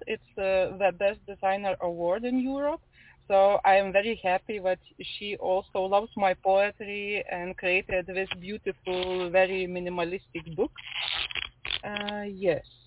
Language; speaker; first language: English; non-native, fluent; Lithuanian